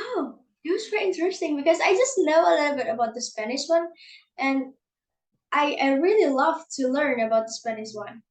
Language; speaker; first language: English; non-native, learner; Indonesian